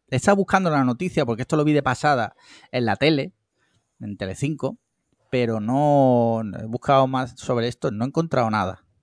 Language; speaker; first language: Spanish; native; Spanish